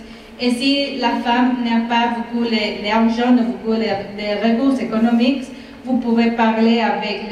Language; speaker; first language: French; non-native, fluent; Spanish